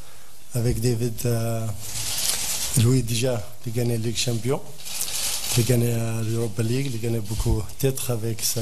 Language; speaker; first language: French; non-native, fluent; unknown